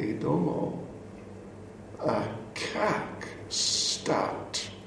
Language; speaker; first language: Russian; non-native, learner; English